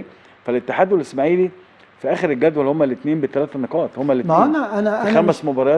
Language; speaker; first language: Arabic; native; Arabic